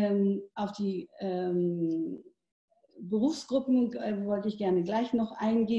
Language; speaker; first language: German; native; German